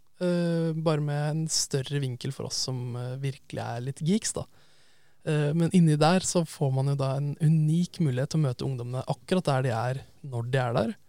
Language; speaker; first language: Norwegian; native; Norwegian